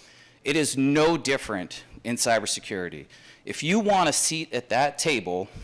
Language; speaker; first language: English; native; English